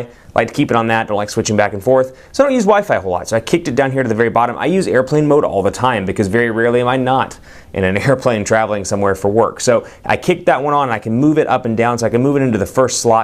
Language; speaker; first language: English; native; English